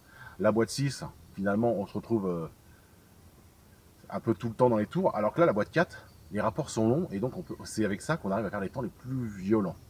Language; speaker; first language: French; native; French